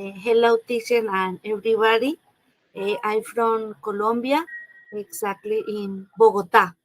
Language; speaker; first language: English; non-native, learner; Spanish